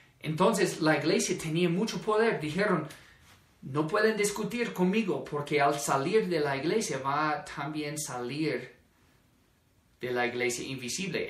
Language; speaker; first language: Spanish; non-native, fluent; English